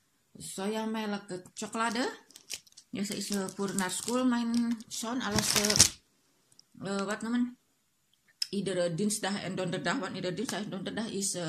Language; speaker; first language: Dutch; non-native, learner; Indonesian